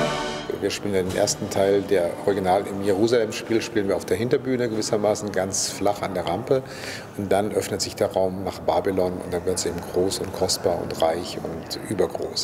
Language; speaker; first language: German; native; German